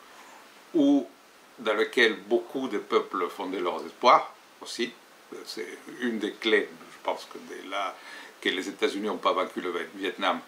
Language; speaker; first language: French; non-native, fluent; Spanish